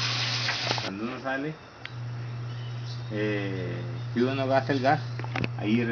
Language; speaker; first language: Spanish; native; Spanish